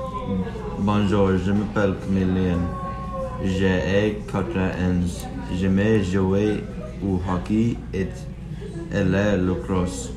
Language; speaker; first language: French; non-native, learner; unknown